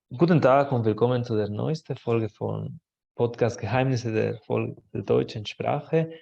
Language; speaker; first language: German; non-native, fluent; Catalan